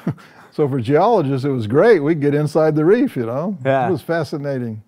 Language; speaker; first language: English; native; English